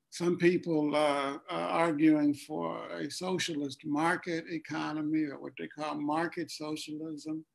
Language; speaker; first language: English; native; English